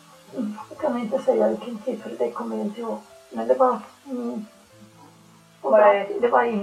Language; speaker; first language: Swedish; non-native, fluent; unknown